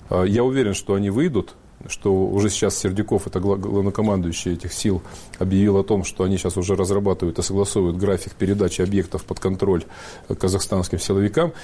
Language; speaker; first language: Russian; native; Russian